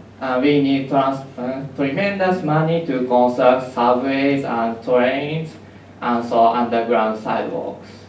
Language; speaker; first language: English; non-native, learner; Japanese